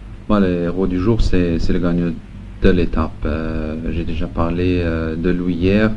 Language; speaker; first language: French; non-native, local second language; Luxembourgish